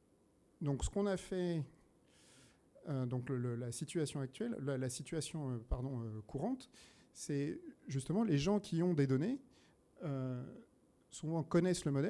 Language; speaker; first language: French; native; French